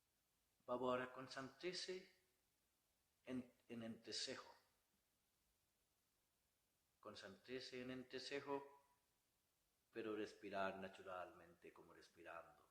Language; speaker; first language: Spanish; non-native, learner; Bangla